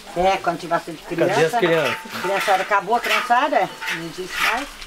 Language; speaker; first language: Portuguese; native; Portuguese